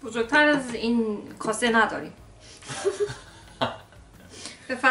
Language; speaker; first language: Persian; non-native, learner; Korean